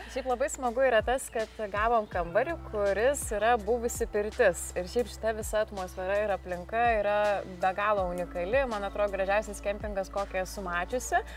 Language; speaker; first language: Lithuanian; native; Lithuanian